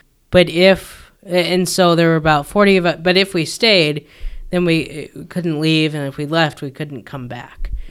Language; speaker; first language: English; native; English